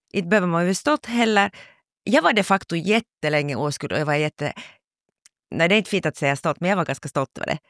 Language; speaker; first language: Swedish; native; Swedish